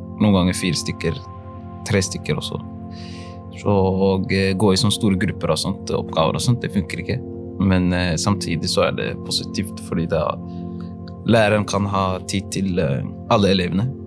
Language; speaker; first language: Norwegian; early bilingual, other home language; Somali